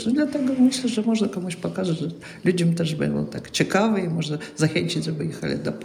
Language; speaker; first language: Polish; non-native, fluent; Russian